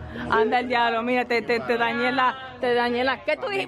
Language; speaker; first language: Spanish; early bilingual, other home language; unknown